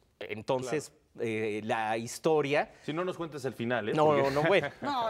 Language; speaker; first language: Spanish; native; Spanish